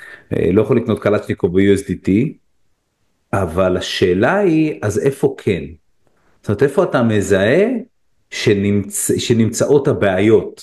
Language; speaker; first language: Hebrew; native; Hebrew